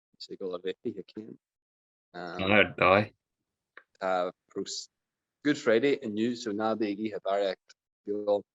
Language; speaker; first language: Irish; native; Irish